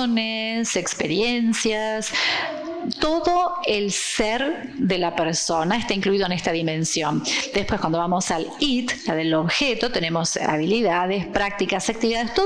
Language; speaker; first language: Spanish; non-native, fluent; Portuguese